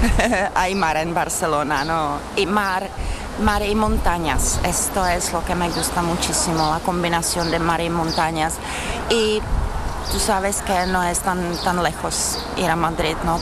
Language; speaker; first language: Spanish; non-native, learner; Czech